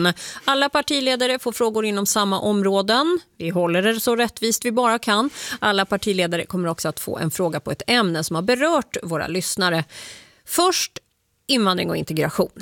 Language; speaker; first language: Swedish; native; Swedish